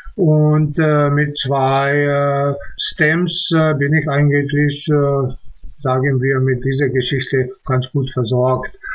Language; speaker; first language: German; non-native, fluent; Czech